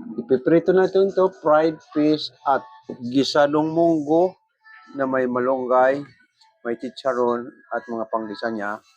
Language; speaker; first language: Filipino; non-native, local second language; Bikol